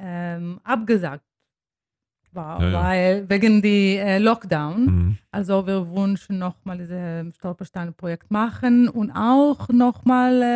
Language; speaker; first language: German; non-native, fluent; Hebrew